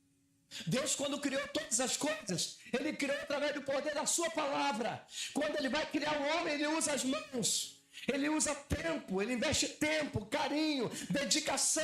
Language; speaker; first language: Portuguese; native; Portuguese